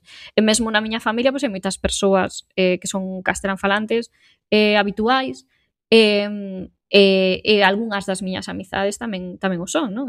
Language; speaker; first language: Galician; native; Galician